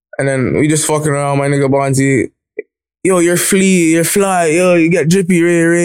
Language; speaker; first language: English; native; English